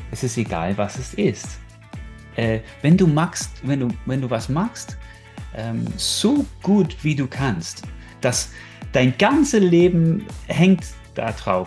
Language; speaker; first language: German; non-native, fluent; English